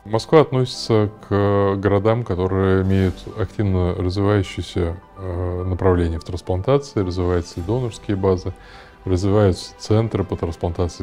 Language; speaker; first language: Russian; native; Russian